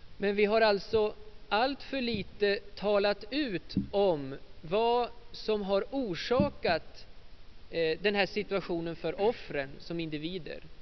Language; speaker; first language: Swedish; native; Swedish